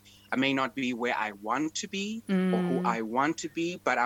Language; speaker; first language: English; non-native, local second language; Xhosa